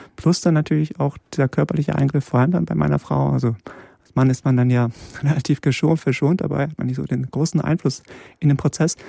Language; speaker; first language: German; early bilingual, other home language; Polish